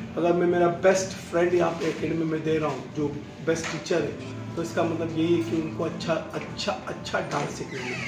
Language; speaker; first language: Hindi; non-native, local second language; Tamil